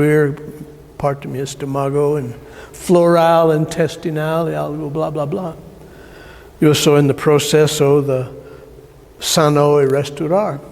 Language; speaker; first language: Spanish; non-native, learner; English